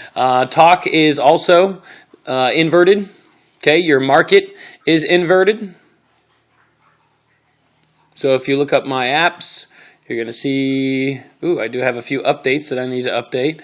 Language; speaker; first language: English; native; English